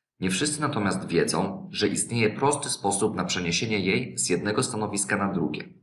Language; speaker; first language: Polish; native; Polish